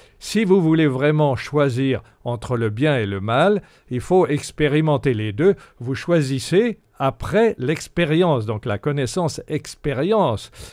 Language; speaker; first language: French; native; French